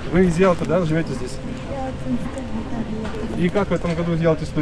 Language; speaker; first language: Russian; native; Russian